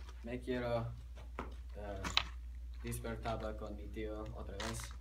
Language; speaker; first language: Spanish; non-native, learner; English